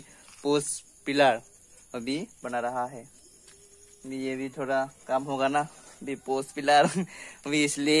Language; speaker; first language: Hindi; non-native, local second language; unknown